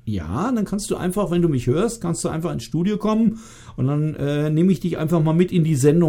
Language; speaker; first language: German; native; German